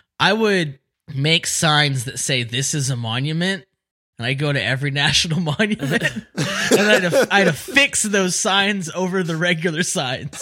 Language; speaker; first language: English; native; English